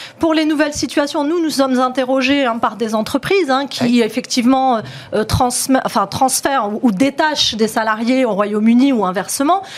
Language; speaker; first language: French; native; French